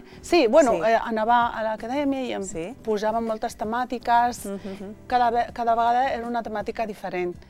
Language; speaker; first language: Catalan; early bilingual, other home language; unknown